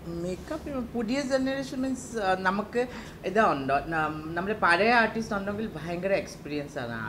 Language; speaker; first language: Malayalam; non-native, learner; Assamese